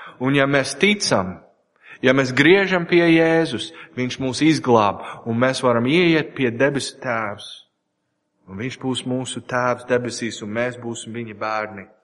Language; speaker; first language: Latvian; non-native, learner; English